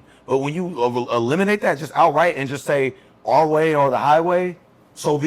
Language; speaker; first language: English; native; English